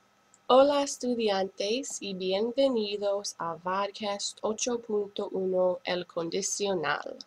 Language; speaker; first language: Spanish; non-native, fluent; English